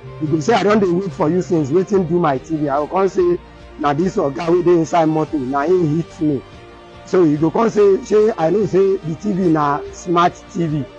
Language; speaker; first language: Nigerian Pidgin; native; Nigerian Pidgin